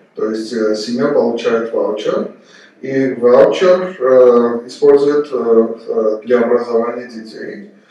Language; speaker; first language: Russian; non-native, local second language; Armenian